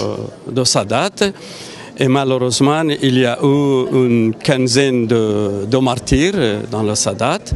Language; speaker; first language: French; non-native, fluent; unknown